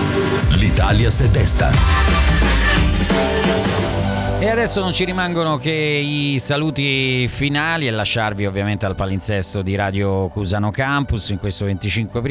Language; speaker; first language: Italian; native; Italian